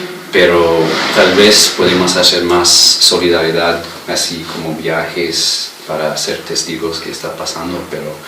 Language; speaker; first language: Spanish; non-native, fluent; English